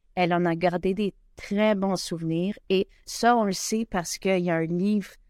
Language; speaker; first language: French; native; French